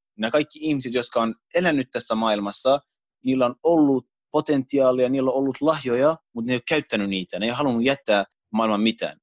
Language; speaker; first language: Finnish; early bilingual, other home language; Arabic